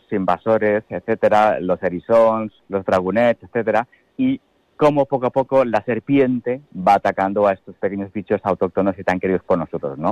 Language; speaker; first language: Spanish; native; Spanish